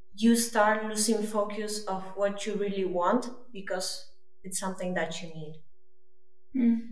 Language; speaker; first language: English; non-native, fluent; Spanish